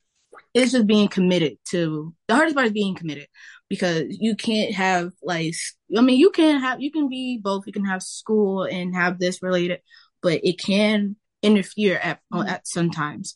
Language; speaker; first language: English; native; English